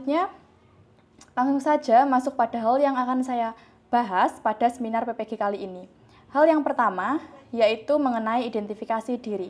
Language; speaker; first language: Indonesian; native; Indonesian